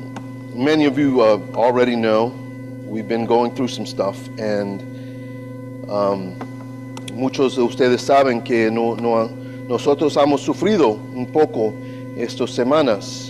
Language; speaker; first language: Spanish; non-native, learner; English